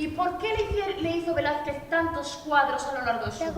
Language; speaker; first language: Spanish; native; Spanish